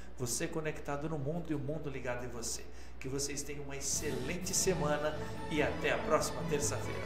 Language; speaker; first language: Portuguese; native; Portuguese